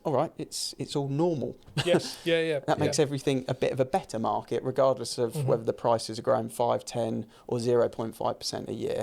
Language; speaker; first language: English; native; English